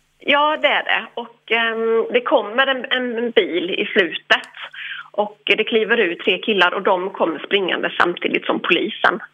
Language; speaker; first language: Swedish; early bilingual, other home language; English